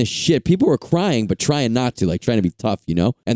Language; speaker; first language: English; native; English